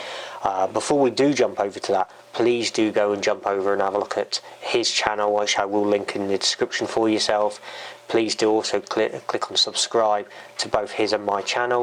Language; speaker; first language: English; native; English